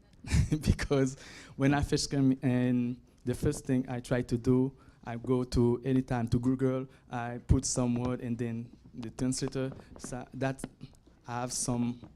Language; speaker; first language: English; non-native, learner; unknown